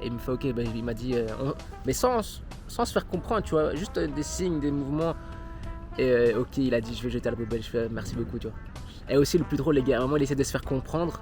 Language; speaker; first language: French; native; French